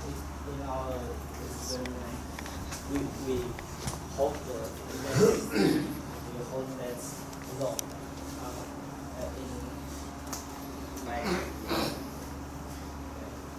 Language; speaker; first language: English; non-native, learner; Chinese